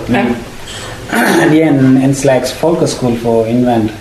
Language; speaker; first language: Danish; non-native, learner; Tamil